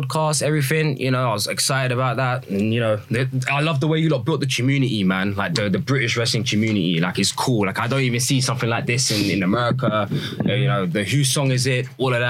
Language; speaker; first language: English; native; English